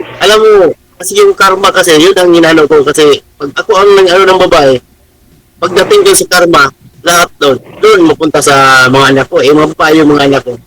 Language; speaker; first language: Filipino; native; Filipino